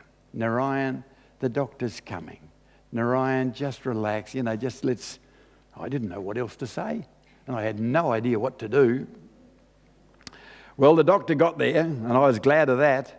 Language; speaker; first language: English; native; English